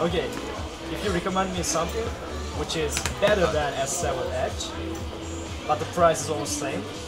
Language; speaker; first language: English; non-native, fluent; Turkish